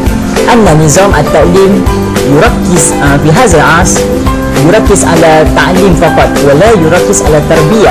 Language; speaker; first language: Arabic; non-native, learner; Malay